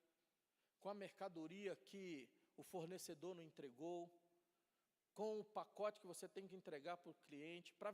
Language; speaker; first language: Portuguese; native; Portuguese